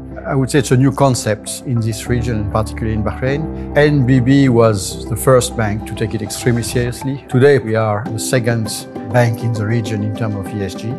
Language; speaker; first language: English; non-native, fluent; French